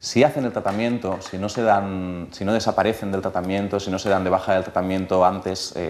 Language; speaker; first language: Spanish; native; Spanish